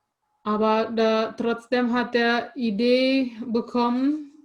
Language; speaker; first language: German; non-native, fluent; Indonesian